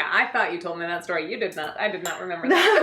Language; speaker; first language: English; native; English